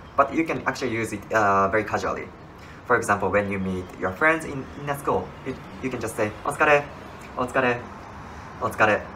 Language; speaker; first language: English; non-native, fluent; Japanese